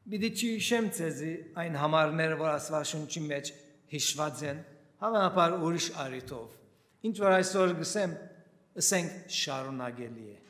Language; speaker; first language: Armenian; early bilingual, heritage; Armenian